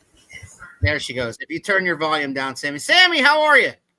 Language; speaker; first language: English; native; English